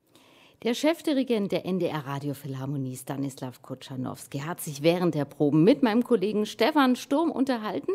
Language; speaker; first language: German; native; German